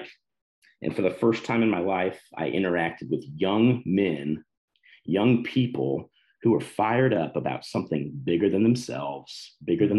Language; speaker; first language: English; native; English